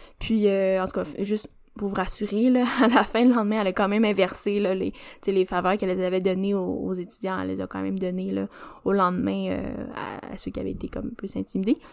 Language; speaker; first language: French; native; French